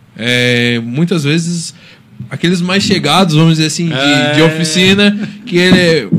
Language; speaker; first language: Portuguese; native; Portuguese